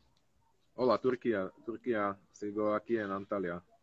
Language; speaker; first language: Spanish; non-native, learner; Slovak